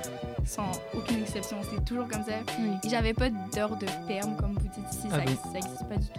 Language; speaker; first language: French; native; French